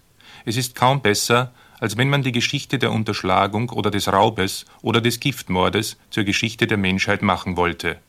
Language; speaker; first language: German; native; German